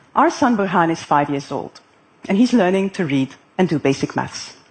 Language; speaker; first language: English; non-native, fluent; Arabic